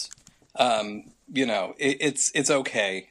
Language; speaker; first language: English; native; English